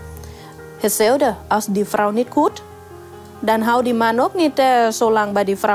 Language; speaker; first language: Dutch; non-native, learner; Thai